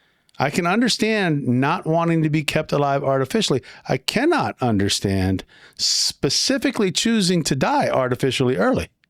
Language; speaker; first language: English; native; English